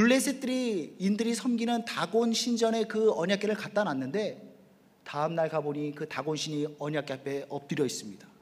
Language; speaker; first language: Korean; native; Korean